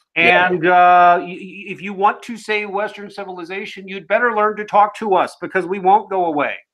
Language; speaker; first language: English; native; English